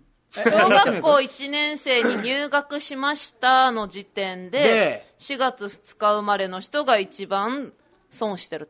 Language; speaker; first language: Japanese; native; Japanese